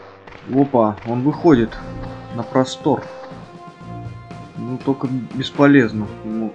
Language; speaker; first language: Russian; native; Russian